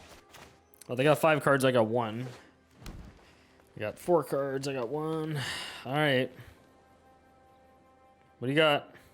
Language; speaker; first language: English; native; English